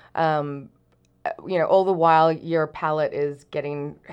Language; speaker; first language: English; native; English